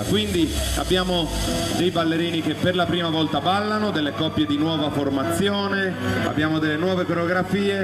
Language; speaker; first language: Italian; native; Italian